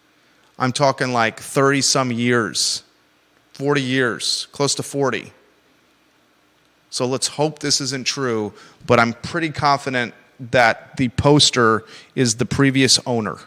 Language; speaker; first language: English; native; English